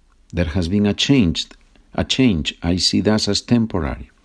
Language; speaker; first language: English; non-native, fluent; Spanish